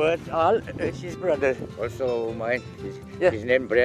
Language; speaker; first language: English; non-native, learner; Romanian